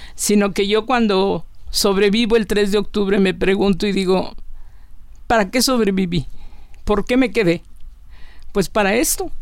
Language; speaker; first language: Spanish; native; Spanish